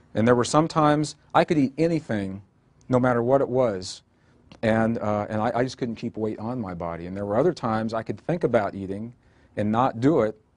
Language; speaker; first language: English; native; English